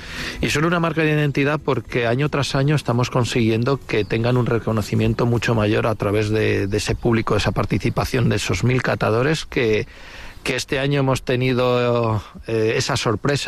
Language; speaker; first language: Spanish; native; Spanish